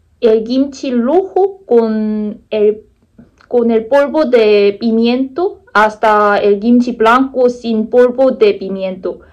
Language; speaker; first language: Spanish; non-native, learner; Korean